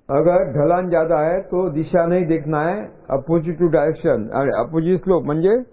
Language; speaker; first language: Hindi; non-native, local second language; Marathi